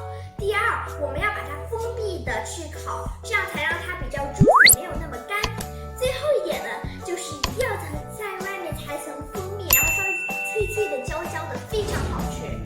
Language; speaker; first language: Chinese; early bilingual, heritage; Chinese